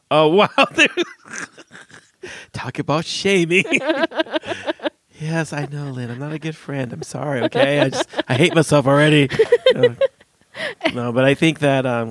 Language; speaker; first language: English; native; English